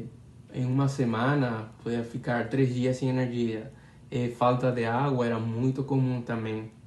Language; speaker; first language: Portuguese; non-native, learner; Spanish